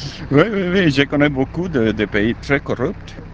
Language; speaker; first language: French; non-native, learner; Spanish